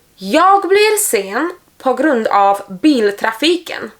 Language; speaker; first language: Swedish; non-native, fluent; Polish